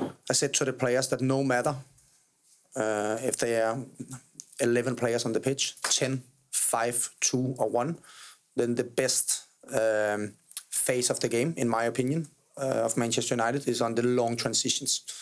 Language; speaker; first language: English; non-native, fluent; Danish